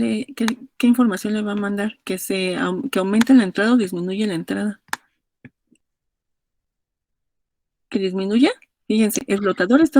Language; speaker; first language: Spanish; native; Spanish